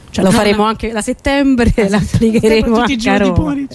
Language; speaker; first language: Italian; native; Italian